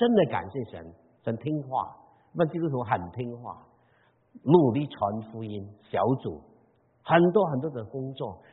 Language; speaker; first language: Chinese; non-native, local second language; Cantonese